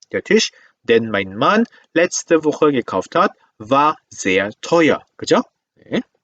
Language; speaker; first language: German; non-native, fluent; Korean